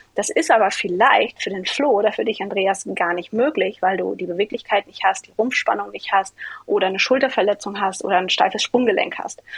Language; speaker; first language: German; early bilingual, other home language; Greek